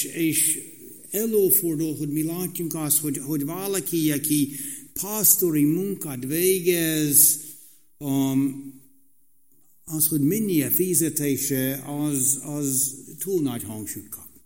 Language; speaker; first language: Hungarian; non-native, fluent; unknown